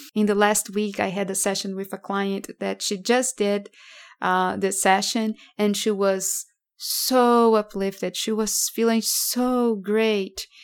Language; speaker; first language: English; non-native, fluent; Portuguese